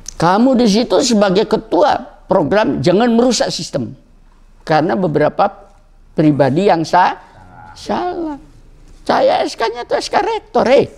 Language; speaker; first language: Indonesian; native; Indonesian